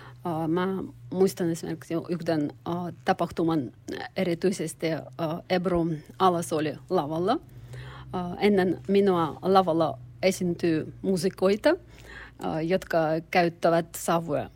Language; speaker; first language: Finnish; non-native, learner; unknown